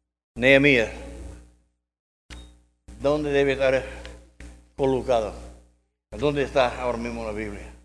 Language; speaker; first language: Spanish; non-native, learner; English